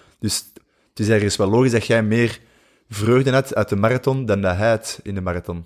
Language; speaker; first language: Dutch; native; Dutch